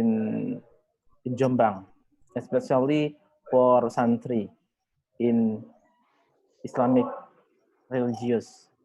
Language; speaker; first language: English; non-native, learner; Indonesian